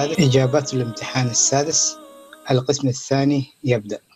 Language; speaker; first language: Arabic; non-native, fluent; Tigrinya